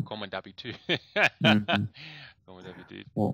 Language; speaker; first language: French; non-native, learner; English